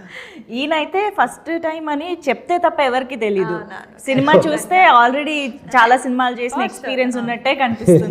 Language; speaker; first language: Telugu; native; Telugu